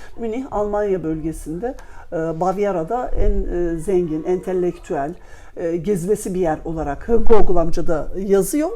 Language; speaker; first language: Turkish; native; Turkish